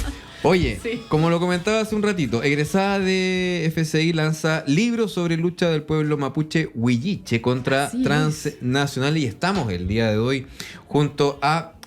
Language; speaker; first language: Spanish; native; Spanish